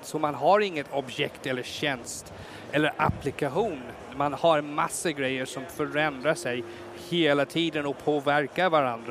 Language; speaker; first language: Swedish; non-native, fluent; English